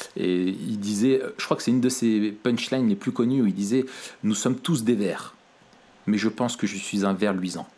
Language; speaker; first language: French; native; French